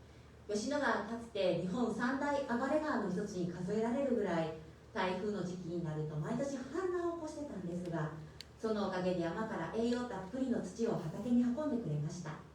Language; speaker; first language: Japanese; native; Japanese